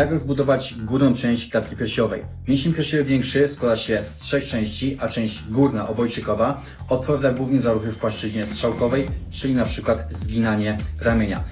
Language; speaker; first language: Polish; native; Polish